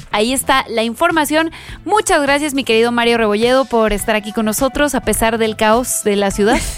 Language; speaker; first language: Spanish; native; Spanish